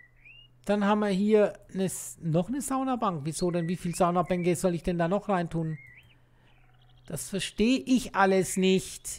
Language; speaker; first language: German; native; German